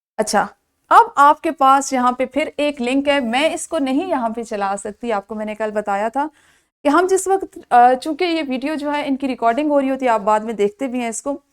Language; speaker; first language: Urdu; non-native, local second language; Punjabi